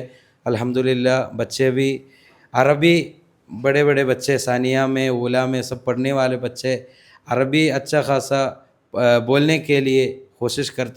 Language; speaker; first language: Hindi; non-native, local second language; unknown